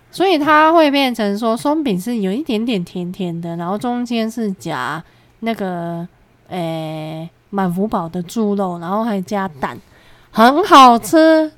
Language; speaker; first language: Chinese; non-native, local second language; Cantonese